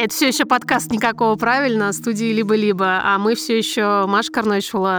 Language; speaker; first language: Russian; native; Russian